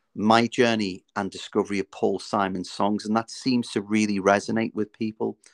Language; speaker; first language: English; native; English